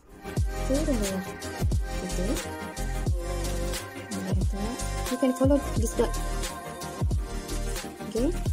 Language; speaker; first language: English; non-native, local second language; Malay